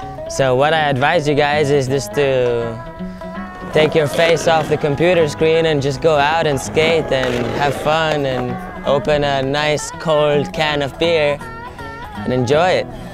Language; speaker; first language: English; non-native, fluent; Latvian